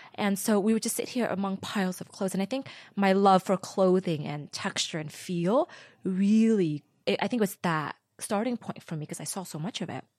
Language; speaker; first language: English; early bilingual, other home language; Vietnamese